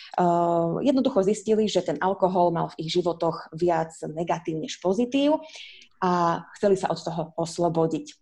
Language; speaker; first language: Slovak; native; Slovak